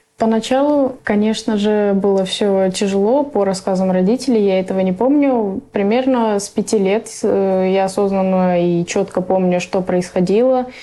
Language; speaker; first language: Russian; early bilingual, other home language; Persian